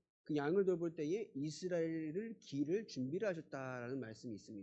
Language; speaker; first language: Korean; native; Korean